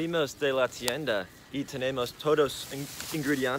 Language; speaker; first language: Spanish; non-native, learner; English